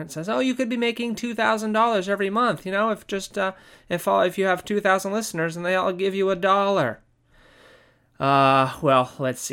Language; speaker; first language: English; native; English